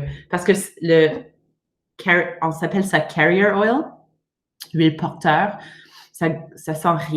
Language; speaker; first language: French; non-native, learner; English